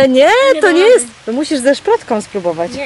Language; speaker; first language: Polish; native; Polish